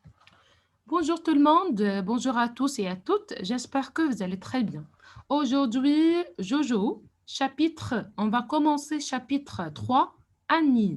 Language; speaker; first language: French; non-native, fluent; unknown